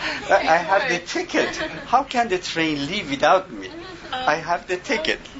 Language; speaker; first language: English; non-native, fluent; Persian